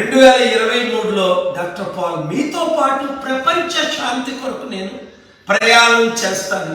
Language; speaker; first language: Telugu; native; Telugu